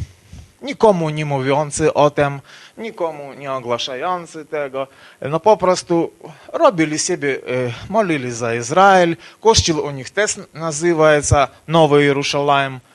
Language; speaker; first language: Polish; non-native, learner; Ukrainian